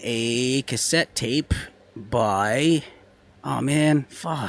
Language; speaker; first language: English; native; English